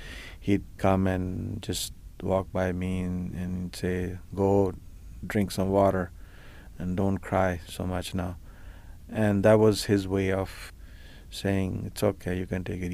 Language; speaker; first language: English; non-native, local second language; Punjabi